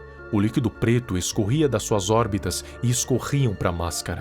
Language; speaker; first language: Portuguese; native; Portuguese